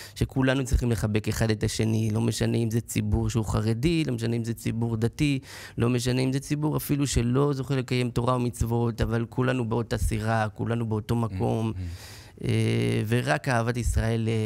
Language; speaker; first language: Hebrew; native; Hebrew